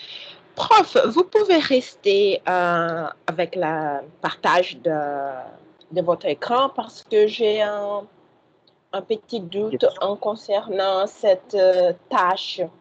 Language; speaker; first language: French; non-native, fluent; Portuguese